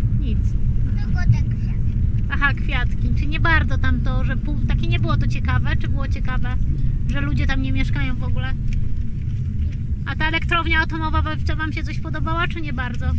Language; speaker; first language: Polish; native; Polish